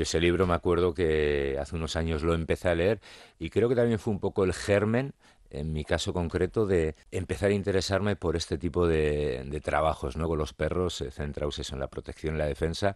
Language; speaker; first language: Spanish; native; Spanish